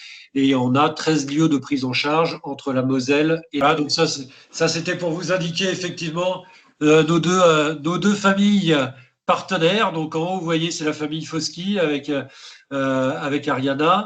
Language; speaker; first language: French; native; French